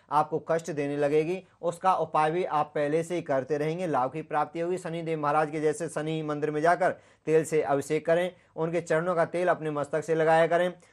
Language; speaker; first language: Hindi; native; Hindi